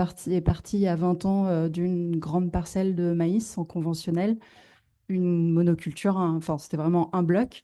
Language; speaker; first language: French; native; French